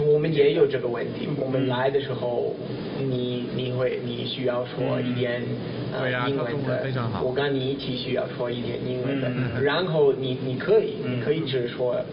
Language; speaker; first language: Chinese; non-native, learner; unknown